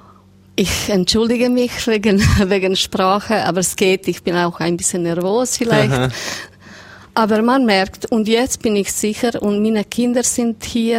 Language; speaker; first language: German; non-native, learner; Serbian